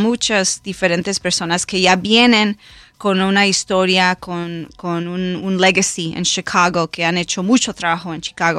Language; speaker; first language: Spanish; non-native, local second language; English